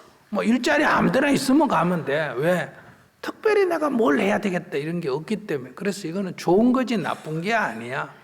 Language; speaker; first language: Korean; native; Korean